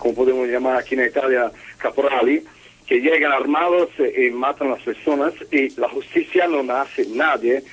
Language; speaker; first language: Spanish; non-native, learner; Portuguese